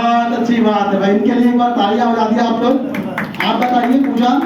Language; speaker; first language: Hindi; native; Hindi